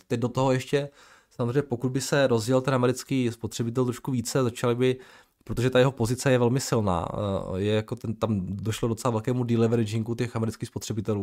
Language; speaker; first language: Czech; native; Czech